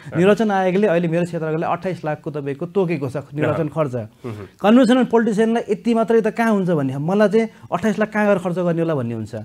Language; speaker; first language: Nepali; native; Nepali